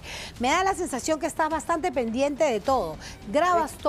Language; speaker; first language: Spanish; native; Spanish